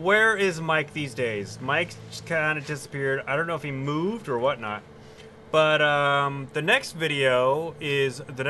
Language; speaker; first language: English; native; English